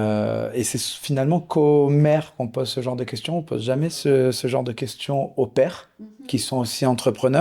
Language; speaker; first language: French; native; French